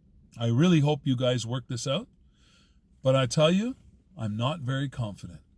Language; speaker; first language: English; native; English